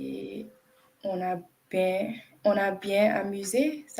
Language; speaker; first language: French; non-native, learner; English